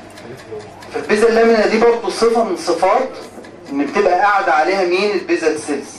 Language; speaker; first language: Arabic; native; Arabic